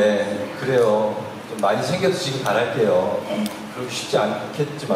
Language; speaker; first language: Korean; native; Korean